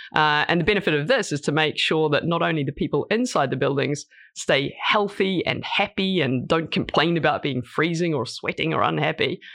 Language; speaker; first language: English; native; English